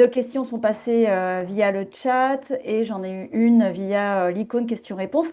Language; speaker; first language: French; native; French